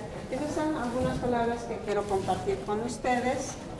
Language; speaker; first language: Spanish; non-native, local second language; Quechua